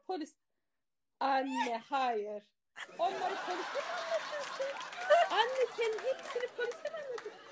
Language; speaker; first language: Turkish; native; Turkish